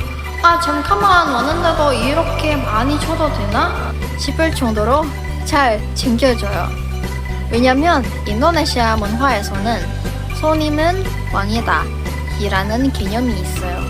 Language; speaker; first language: Korean; non-native, fluent; Indonesian